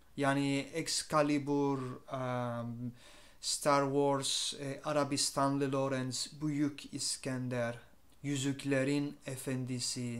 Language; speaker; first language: Turkish; non-native, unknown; Spanish